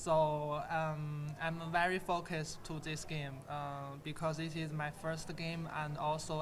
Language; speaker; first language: English; non-native, learner; Chinese